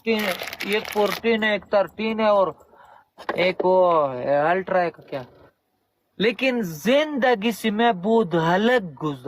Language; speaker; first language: Hindi; non-native, fluent; Pashto